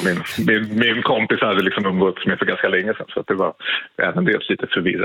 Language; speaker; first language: Swedish; native; Swedish